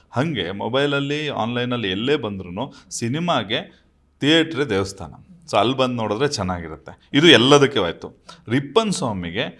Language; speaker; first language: Kannada; native; Kannada